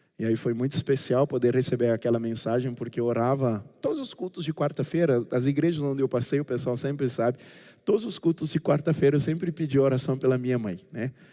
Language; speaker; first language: Portuguese; non-native, local second language; Kabuverdianu